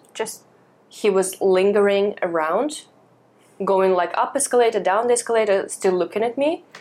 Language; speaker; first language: English; non-native, fluent; Russian